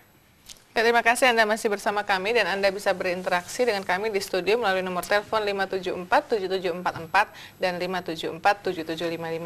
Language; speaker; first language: Indonesian; native; Indonesian